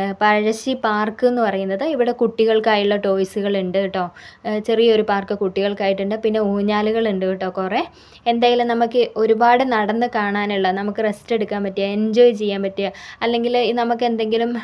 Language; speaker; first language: Malayalam; native; Malayalam